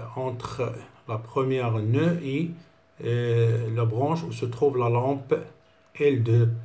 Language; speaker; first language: French; non-native, local second language; Arabic